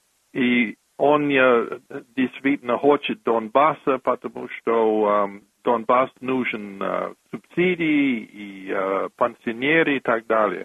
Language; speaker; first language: Russian; non-native, fluent; English